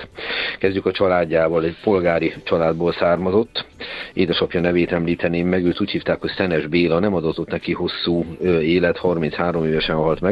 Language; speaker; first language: Hungarian; native; Hungarian